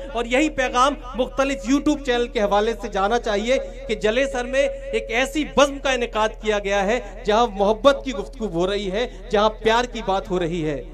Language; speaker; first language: Hindi; native; Hindi